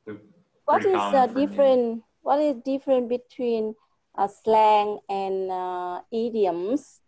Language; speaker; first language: English; non-native, fluent; Vietnamese